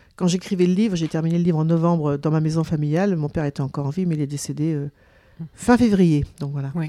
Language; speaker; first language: French; native; French